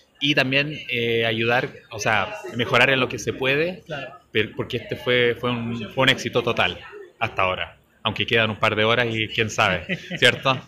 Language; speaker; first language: Spanish; non-native, fluent; English